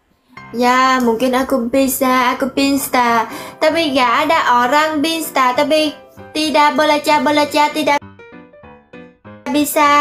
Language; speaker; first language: Indonesian; non-native, learner; Vietnamese